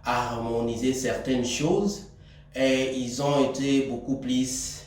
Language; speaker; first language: French; non-native, local second language; Swahili